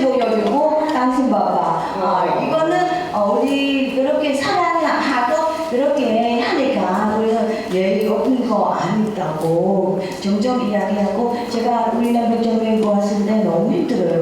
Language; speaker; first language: Korean; non-native, learner; Vietnamese